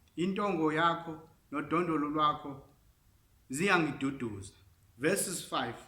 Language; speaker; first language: Zulu; non-native, local second language; English